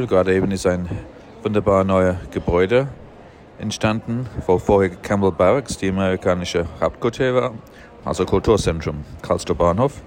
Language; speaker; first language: German; non-native, fluent; English